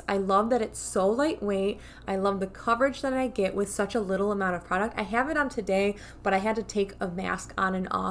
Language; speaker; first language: English; native; English